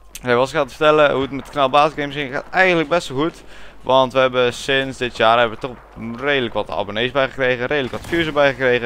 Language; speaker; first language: Dutch; native; Dutch